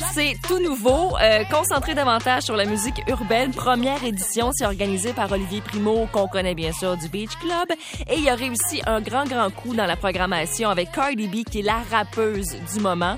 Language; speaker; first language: French; native; French